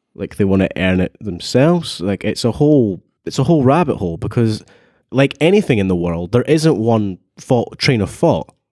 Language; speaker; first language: English; native; English